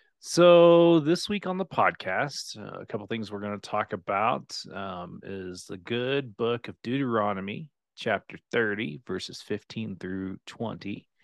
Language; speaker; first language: English; native; English